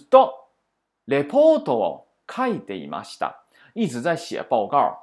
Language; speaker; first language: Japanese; non-native, fluent; Chinese